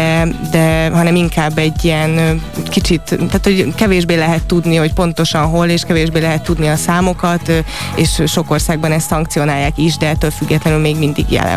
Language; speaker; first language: Hungarian; native; Hungarian